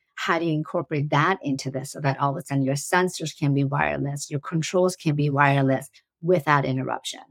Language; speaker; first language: English; early bilingual, other home language; Persian